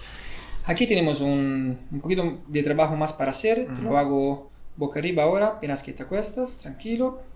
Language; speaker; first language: Spanish; non-native, fluent; Italian